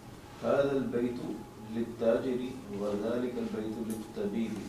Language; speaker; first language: Arabic; non-native, learner; Urdu